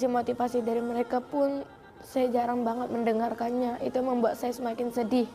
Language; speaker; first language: Indonesian; native; Indonesian